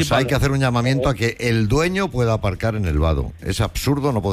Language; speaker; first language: Spanish; native; Spanish